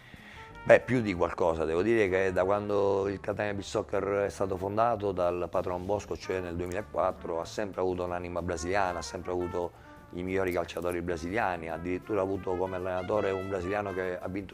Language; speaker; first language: Italian; native; Italian